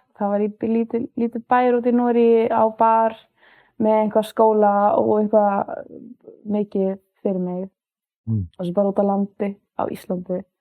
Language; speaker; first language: Icelandic; early bilingual, heritage; Icelandic